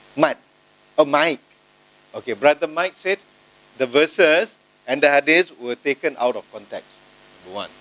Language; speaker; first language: English; non-native, local second language; Malay